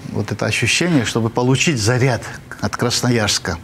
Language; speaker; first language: Russian; non-native, fluent; Armenian